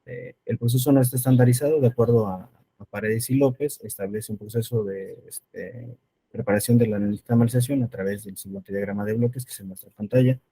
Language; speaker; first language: Spanish; native; Spanish